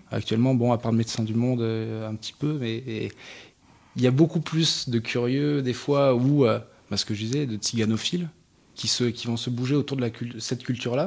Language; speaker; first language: French; native; French